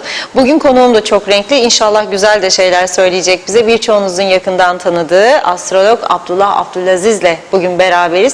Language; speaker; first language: Turkish; native; Turkish